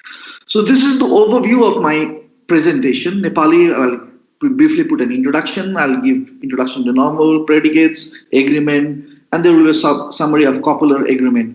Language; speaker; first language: English; non-native, local second language; Nepali